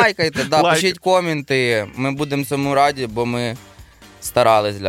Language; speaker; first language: Ukrainian; non-native, local second language; Russian